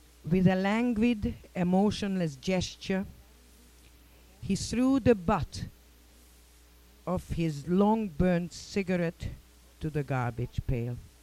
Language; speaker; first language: English; non-native, fluent; Hungarian